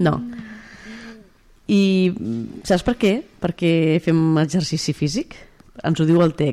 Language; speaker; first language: Catalan; native; Catalan